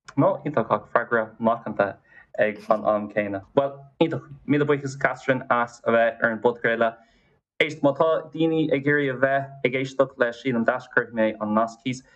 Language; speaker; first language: Irish; non-native, local second language; English